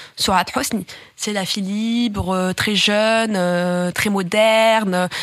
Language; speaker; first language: French; native; French